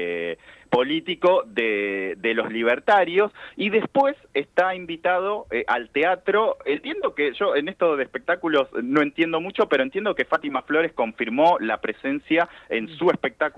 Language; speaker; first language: Spanish; native; Spanish